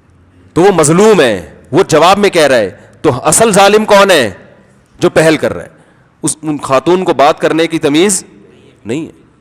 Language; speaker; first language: Urdu; native; Urdu